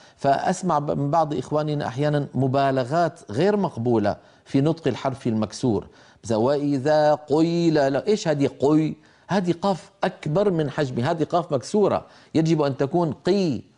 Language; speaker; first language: Arabic; native; Arabic